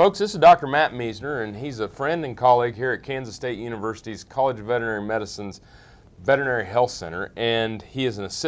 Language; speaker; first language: English; native; English